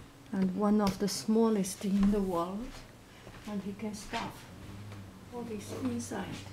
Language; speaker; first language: English; non-native, fluent; Chinese